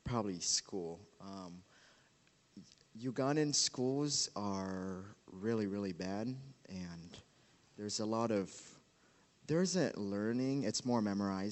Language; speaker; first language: English; non-native, local second language; Ganda